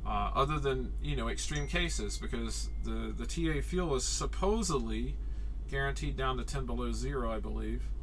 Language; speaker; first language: English; native; English